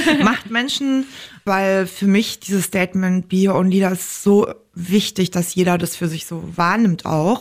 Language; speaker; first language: German; native; German